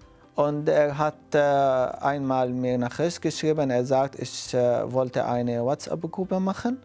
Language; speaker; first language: German; non-native, fluent; Arabic